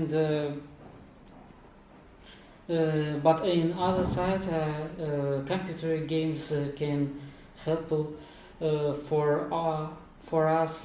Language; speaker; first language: English; non-native, learner; Kazakh